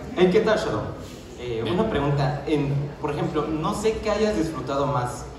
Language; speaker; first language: Spanish; non-native, fluent; French